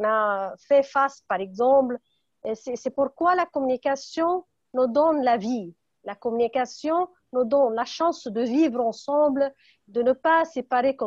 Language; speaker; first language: French; non-native, fluent; Arabic